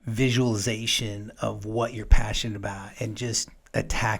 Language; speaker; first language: English; native; English